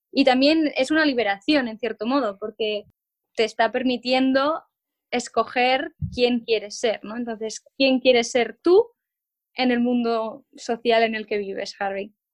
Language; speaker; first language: Spanish; non-native, local second language; Catalan